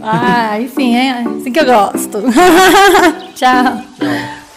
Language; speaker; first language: Portuguese; native; Portuguese